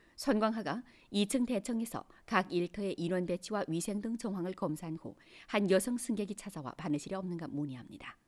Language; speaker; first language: Korean; native; Korean